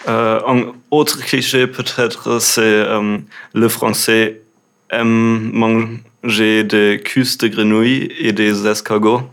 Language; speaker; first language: French; non-native, learner; German